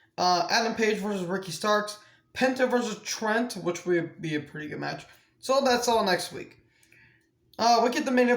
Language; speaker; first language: English; native; English